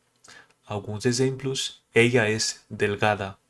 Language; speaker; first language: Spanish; early bilingual, other home language; Portuguese